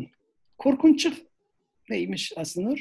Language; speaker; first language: Turkish; native; Turkish